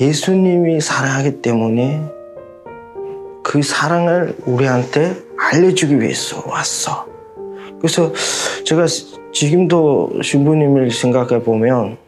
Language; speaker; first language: Korean; non-native, fluent; Mongolian